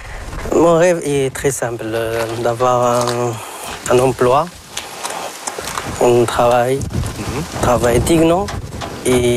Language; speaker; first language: French; non-native, local second language; Arabic